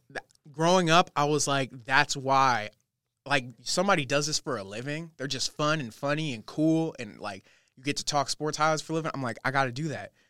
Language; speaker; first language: English; native; English